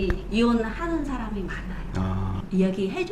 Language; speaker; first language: Korean; non-native, learner; Vietnamese